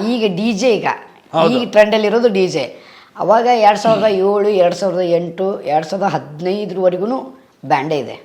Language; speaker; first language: Kannada; native; Kannada